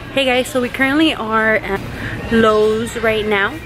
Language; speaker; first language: English; native; English